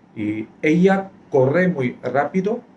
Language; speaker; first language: Spanish; non-native, fluent; Hindi